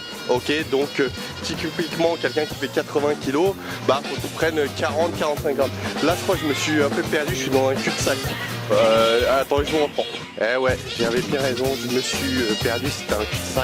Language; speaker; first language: French; native; French